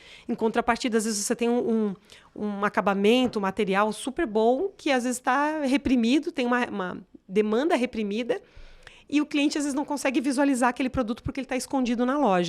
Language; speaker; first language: Portuguese; native; Portuguese